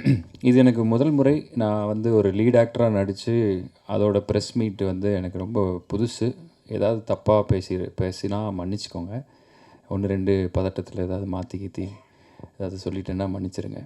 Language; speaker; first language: Tamil; native; Tamil